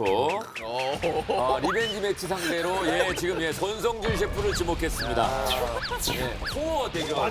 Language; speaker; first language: Korean; native; Korean